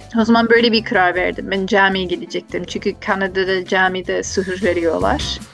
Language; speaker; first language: Turkish; non-native, fluent; English